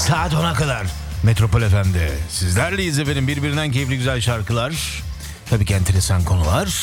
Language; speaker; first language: Turkish; native; Turkish